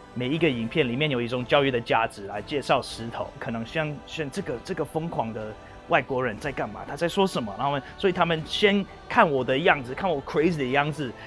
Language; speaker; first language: Chinese; non-native, fluent; English